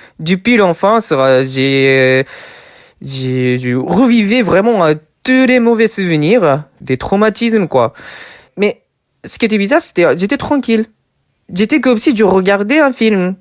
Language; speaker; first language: French; non-native, fluent; Japanese